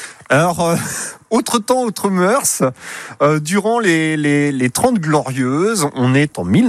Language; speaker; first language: French; native; French